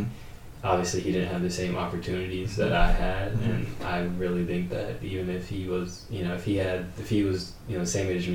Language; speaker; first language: English; native; English